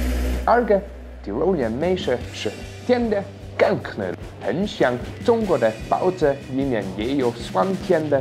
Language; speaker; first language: Chinese; non-native, learner; German